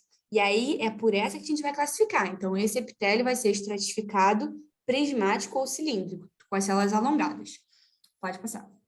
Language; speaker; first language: Portuguese; native; Portuguese